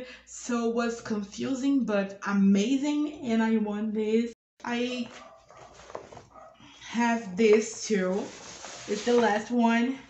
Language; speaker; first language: English; non-native, learner; Portuguese